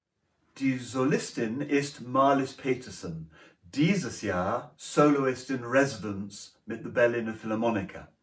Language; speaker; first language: German; non-native, learner; English